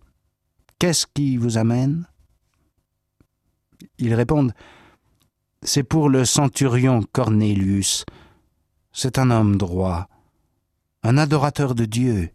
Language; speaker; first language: French; native; French